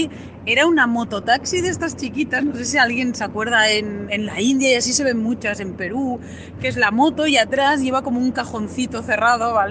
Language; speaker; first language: Spanish; native; Spanish